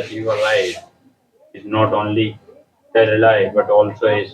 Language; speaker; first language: English; non-native, learner; Hindi